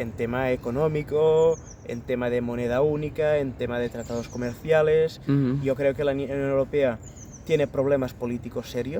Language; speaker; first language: Spanish; non-native, local second language; Catalan